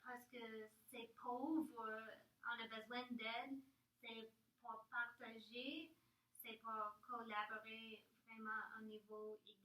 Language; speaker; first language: French; non-native, learner; English